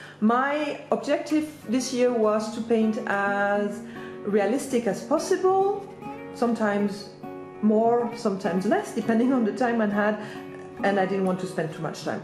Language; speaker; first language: English; non-native, fluent; German